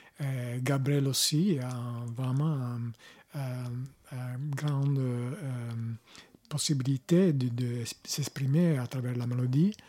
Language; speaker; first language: French; non-native, learner; Italian